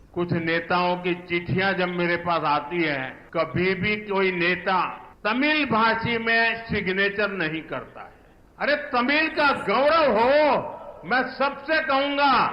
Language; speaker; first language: Hindi; non-native, local second language; Gujarati